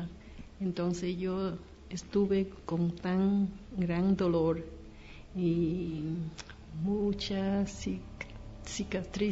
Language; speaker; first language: Spanish; non-native, learner; Vietnamese